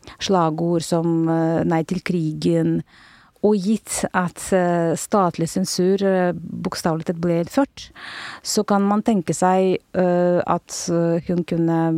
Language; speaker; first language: Norwegian; non-native, fluent; Russian